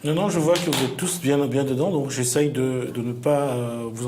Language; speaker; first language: French; native; French